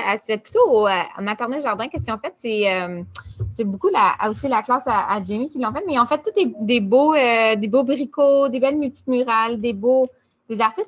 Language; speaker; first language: French; native; French